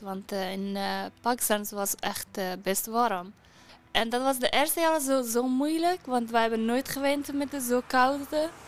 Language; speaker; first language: Dutch; non-native, learner; Persian